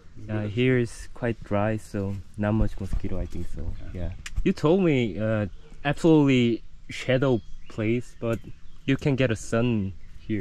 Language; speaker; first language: English; non-native, learner; Korean